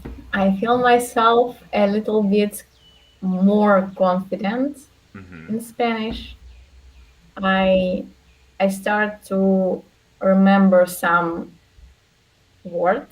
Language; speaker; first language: English; non-native, learner; Russian